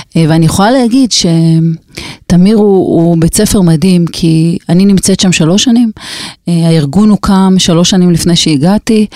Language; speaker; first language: Hebrew; native; Hebrew